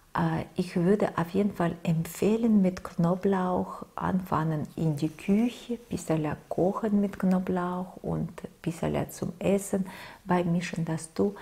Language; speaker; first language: German; non-native, fluent; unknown